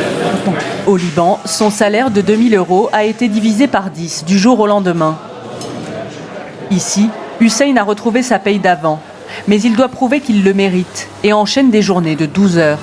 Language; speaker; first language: French; native; French